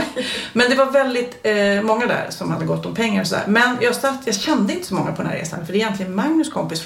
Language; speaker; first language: Swedish; native; Swedish